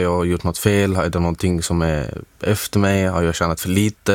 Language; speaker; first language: Swedish; non-native, fluent; Arabic